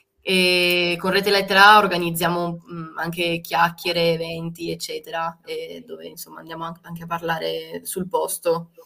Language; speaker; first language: Italian; early bilingual, other home language; Spanish